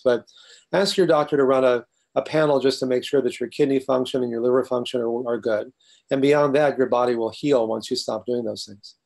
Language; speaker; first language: English; native; English